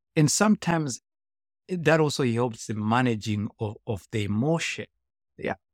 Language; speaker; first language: English; non-native, local second language; Shona